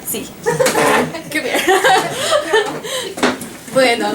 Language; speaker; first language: Spanish; non-native, learner; English